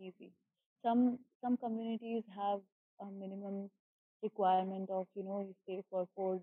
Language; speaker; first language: English; non-native, local second language; Hindi